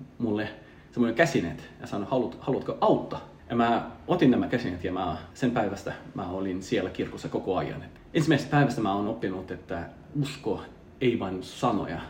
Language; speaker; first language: Finnish; non-native, fluent; Russian